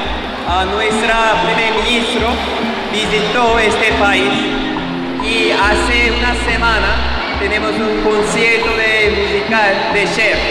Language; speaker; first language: Spanish; non-native, learner; Korean